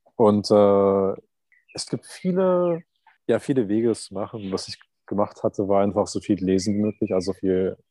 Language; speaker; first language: German; non-native, fluent; Turkish